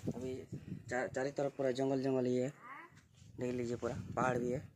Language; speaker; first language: Hindi; non-native, local second language; Odia